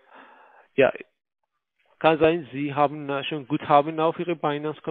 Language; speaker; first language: German; non-native, fluent; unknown